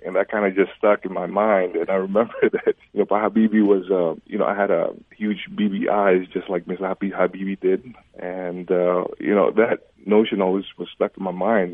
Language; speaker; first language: English; early bilingual, other home language; Indonesian